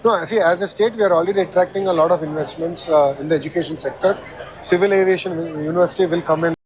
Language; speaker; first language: English; non-native, local second language; Telugu